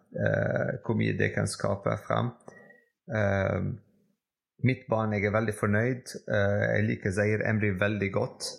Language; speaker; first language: Norwegian; non-native, fluent; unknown